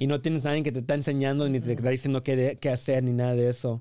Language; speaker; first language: Spanish; early bilingual, heritage; Spanish